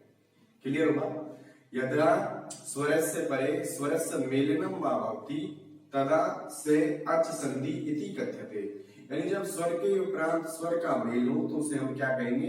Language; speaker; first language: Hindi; native; Hindi